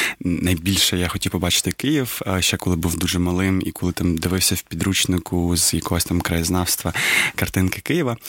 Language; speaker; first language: Ukrainian; non-native, local second language; Crimean Tatar